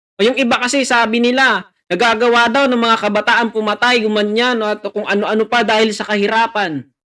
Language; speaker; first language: Filipino; native; Filipino